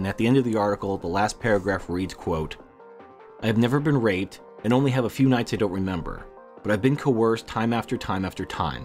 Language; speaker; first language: English; native; English